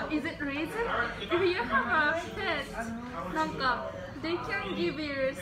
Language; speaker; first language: English; non-native, learner; Japanese